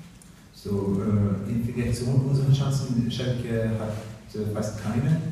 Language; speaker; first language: German; non-native, learner; Russian